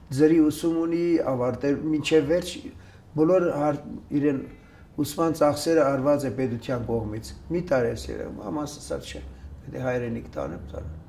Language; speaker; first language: Armenian; early bilingual, other home language; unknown